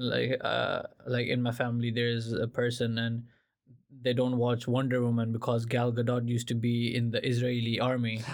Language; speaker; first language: English; non-native, fluent; Urdu